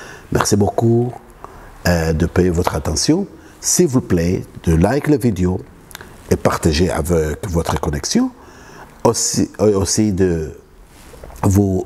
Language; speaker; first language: French; non-native, learner; Arabic